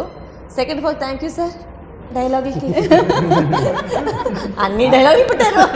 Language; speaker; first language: Telugu; non-native, fluent; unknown